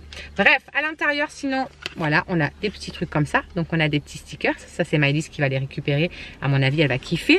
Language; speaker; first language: French; native; French